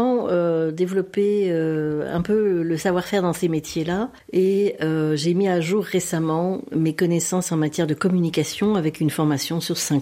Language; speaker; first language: French; native; French